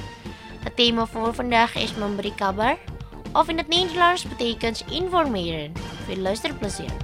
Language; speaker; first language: Dutch; non-native, learner; Indonesian